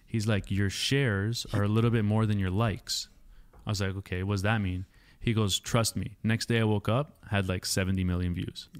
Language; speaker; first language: English; native; English